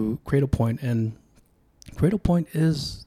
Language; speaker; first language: English; early bilingual, other home language; Tongan